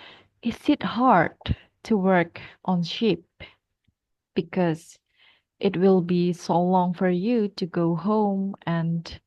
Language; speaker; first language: English; non-native, fluent; Indonesian